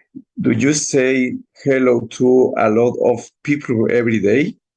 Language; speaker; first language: English; non-native, learner; Spanish